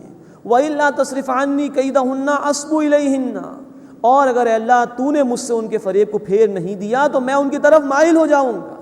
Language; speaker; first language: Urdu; native; Urdu